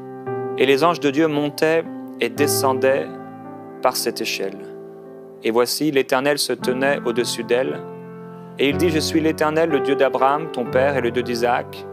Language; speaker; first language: French; non-native, local second language; Haitian Creole